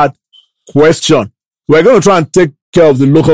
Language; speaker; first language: English; non-native, local second language; Yoruba